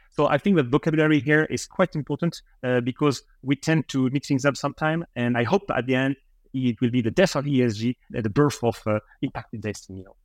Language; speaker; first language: English; non-native, fluent; French